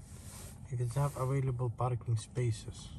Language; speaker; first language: English; non-native, learner; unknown